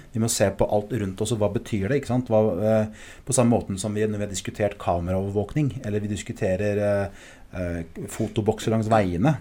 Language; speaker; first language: Norwegian; early bilingual, other home language; English